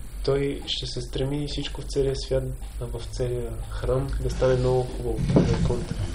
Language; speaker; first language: Bulgarian; native; Bulgarian